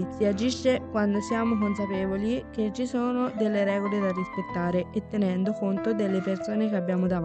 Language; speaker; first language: Italian; native; Italian